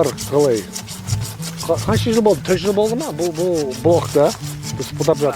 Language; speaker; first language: Kazakh; non-native, learner; English